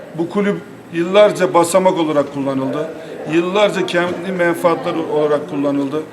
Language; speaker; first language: Turkish; native; Turkish